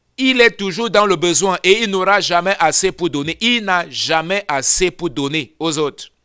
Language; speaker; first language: French; non-native, local second language; Lingala